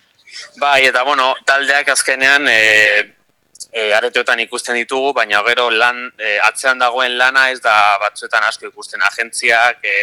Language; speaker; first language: Basque; non-native, local second language; Spanish